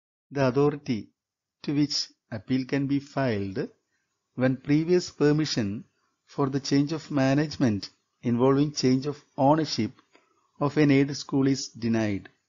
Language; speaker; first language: English; non-native, local second language; Malayalam